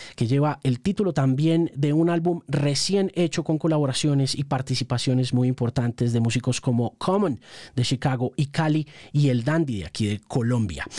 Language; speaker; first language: Spanish; native; Spanish